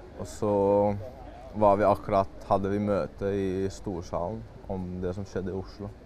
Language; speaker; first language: Norwegian; early bilingual, other home language; Chechen